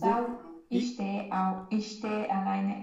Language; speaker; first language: German; non-native, learner; Romanian